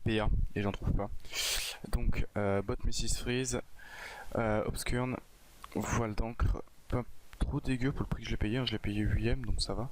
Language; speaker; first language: French; native; French